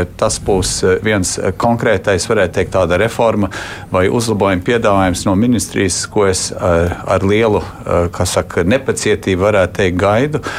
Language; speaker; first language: Latvian; early bilingual, heritage; Latvian